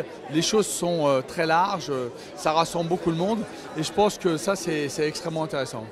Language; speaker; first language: French; native; French